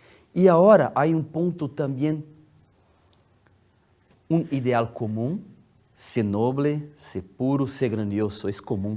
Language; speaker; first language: Spanish; non-native, fluent; Portuguese